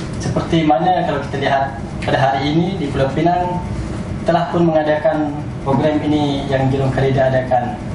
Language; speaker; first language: Malay; non-native, local second language; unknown